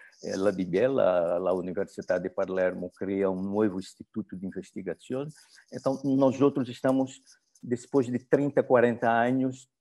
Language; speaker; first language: Portuguese; non-native, learner; Spanish